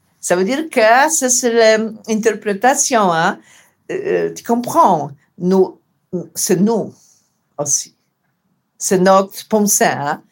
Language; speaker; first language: French; non-native, learner; Polish